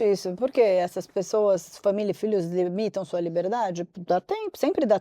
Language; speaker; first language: Portuguese; native; Portuguese